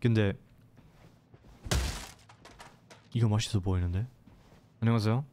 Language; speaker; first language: Korean; non-native, fluent; German